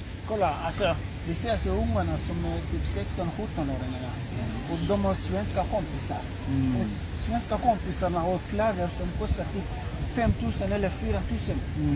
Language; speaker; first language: Swedish; early bilingual, other home language; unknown